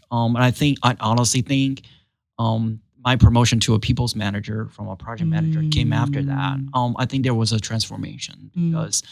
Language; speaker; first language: English; non-native, fluent; Chinese